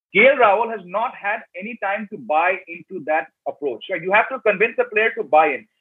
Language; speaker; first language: English; native; English